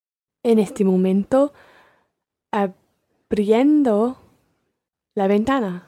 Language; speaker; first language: Spanish; non-native, learner; English